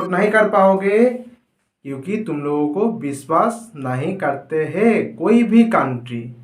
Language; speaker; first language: Hindi; non-native, local second language; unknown